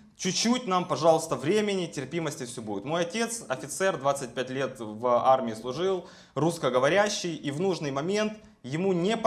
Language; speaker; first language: Russian; native; Russian